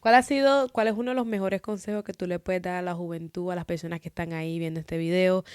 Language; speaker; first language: Spanish; early bilingual, other home language; English